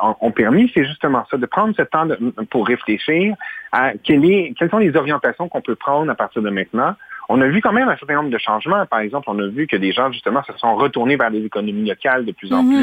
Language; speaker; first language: French; native; French